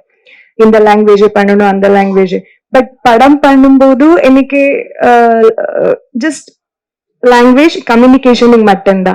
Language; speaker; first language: Tamil; non-native, learner; Kannada